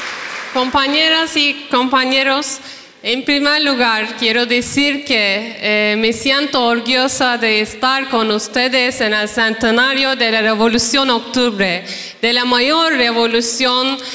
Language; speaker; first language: Spanish; non-native, fluent; Turkish